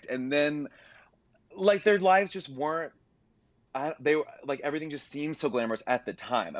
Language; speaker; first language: English; native; English